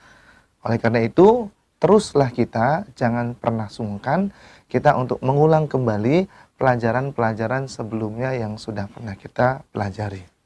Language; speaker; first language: Indonesian; native; Indonesian